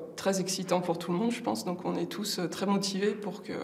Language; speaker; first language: French; native; French